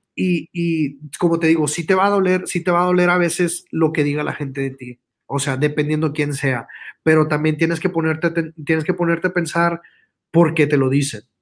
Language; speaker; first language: Spanish; early bilingual, heritage; Spanish